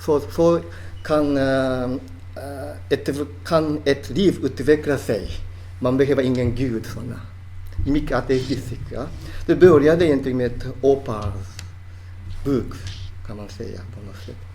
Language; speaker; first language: Swedish; non-native, fluent; Japanese